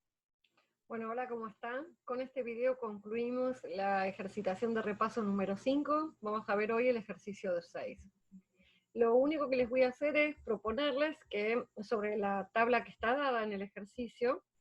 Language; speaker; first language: Spanish; native; Spanish